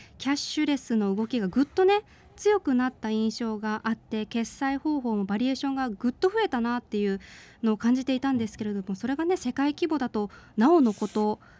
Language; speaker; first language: Japanese; native; Japanese